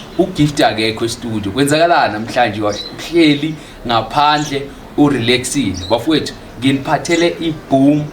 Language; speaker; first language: Zulu; native; Zulu